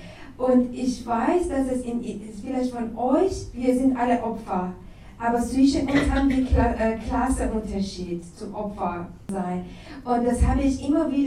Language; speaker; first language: German; non-native, learner; Persian